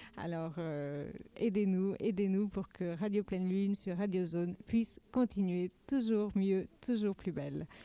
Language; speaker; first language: French; native; French